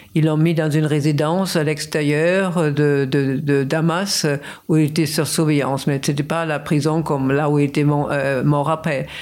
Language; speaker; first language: French; non-native, fluent; German